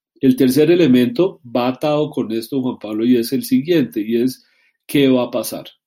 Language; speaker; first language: Spanish; native; Spanish